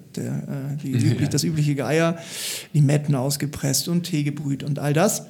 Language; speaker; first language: German; native; German